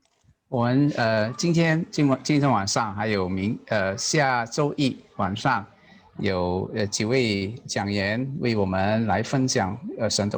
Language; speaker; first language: Chinese; non-native, learner; Indonesian